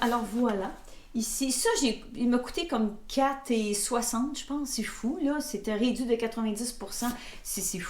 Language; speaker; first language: French; native; French